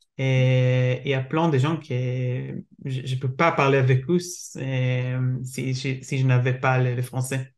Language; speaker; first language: French; non-native, learner; Hebrew